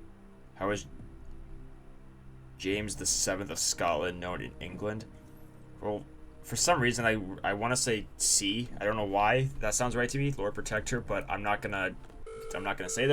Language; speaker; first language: English; native; English